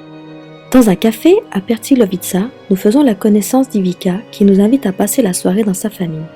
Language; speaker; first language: French; native; French